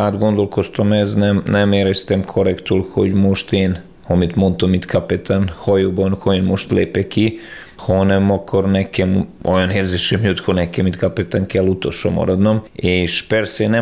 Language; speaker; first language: Hungarian; non-native, learner; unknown